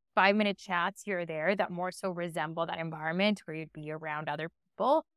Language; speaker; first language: English; early bilingual, other home language; Spanish